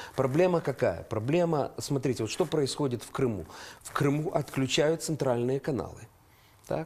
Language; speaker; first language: Russian; non-native, local second language; Ukrainian